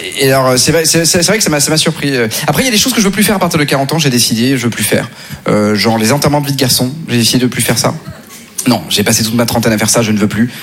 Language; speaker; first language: French; native; French